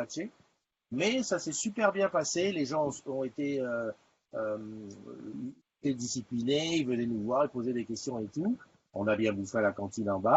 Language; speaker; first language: French; native; French